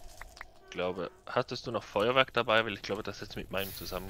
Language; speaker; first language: German; native; German